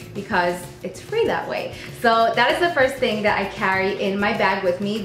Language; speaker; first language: English; native; English